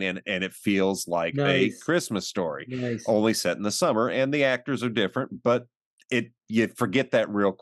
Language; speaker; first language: English; native; English